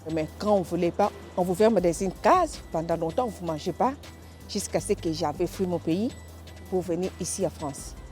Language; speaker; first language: French; non-native, local second language; Lingala